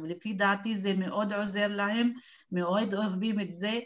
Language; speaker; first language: Hebrew; non-native, local second language; Arabic